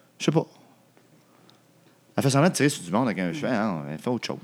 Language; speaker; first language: French; native; French